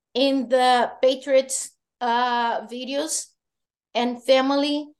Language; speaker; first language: English; non-native, fluent; Portuguese